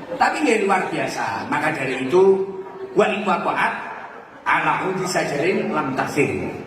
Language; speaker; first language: Indonesian; non-native, local second language; Javanese